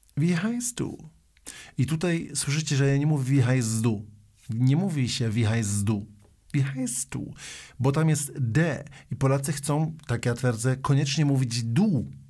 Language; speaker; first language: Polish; native; Polish